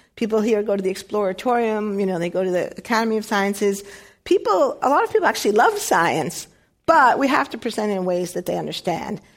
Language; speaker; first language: English; native; English